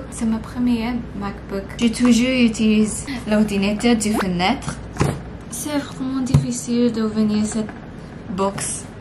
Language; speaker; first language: French; non-native, learner; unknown